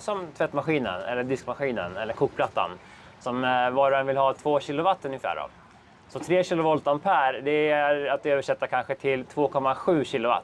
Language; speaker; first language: Swedish; native; Swedish